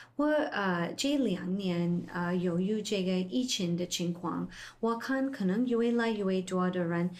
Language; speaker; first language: Chinese; non-native, fluent; English